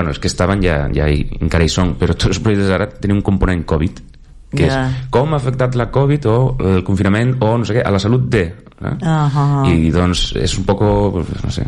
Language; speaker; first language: Catalan; non-native, local second language; Spanish